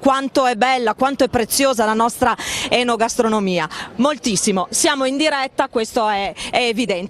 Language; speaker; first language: Italian; native; Italian